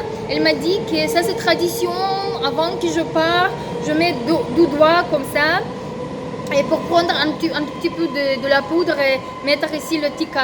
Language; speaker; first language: French; non-native, fluent; Russian